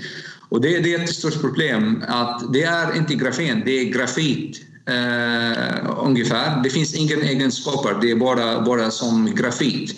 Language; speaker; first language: Swedish; non-native, fluent; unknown